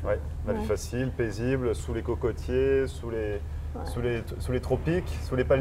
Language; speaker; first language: French; native; French